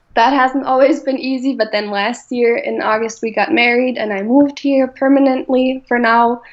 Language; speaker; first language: English; non-native, fluent; German